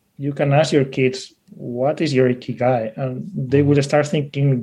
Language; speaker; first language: English; non-native, fluent; Spanish